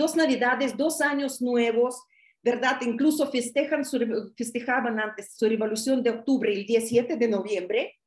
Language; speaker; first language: Spanish; non-native, fluent; Russian